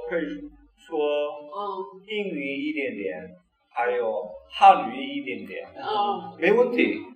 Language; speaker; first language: Chinese; non-native, learner; Korean